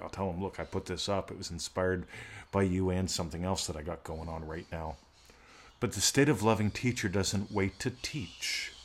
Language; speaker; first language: English; native; English